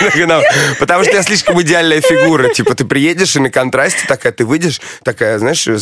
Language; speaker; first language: Russian; native; Russian